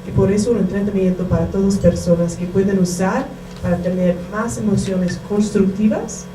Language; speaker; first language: Spanish; non-native, learner; English